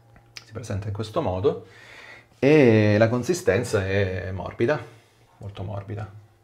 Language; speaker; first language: Italian; native; Italian